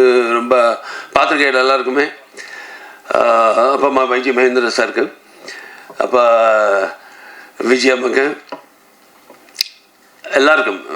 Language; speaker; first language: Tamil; non-native, learner; Telugu